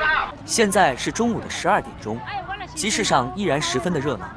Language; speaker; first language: Chinese; native; Chinese